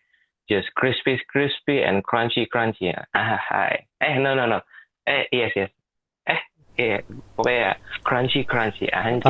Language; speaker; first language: English; non-native, learner; Indonesian